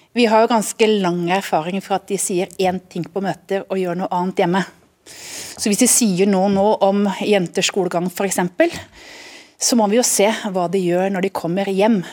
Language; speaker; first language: Norwegian; native; Norwegian